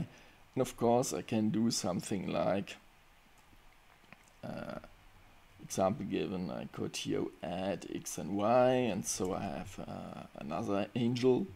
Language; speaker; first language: English; non-native, fluent; German